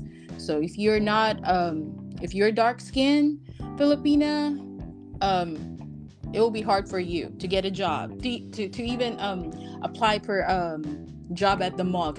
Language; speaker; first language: English; non-native, local second language; Filipino